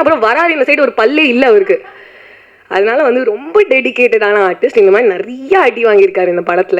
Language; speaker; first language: Tamil; native; Tamil